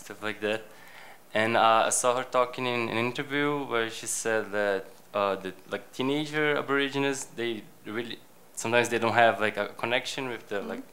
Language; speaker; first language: English; non-native, fluent; Portuguese